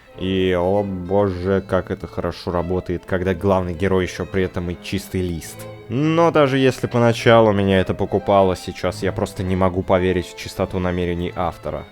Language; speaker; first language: Russian; native; Russian